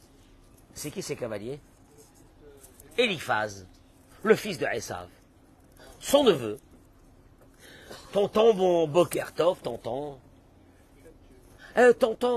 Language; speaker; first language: French; native; French